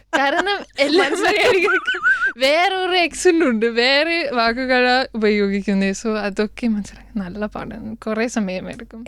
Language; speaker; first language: Malayalam; non-native, fluent; German